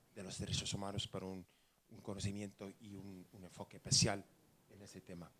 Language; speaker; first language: Spanish; non-native, fluent; English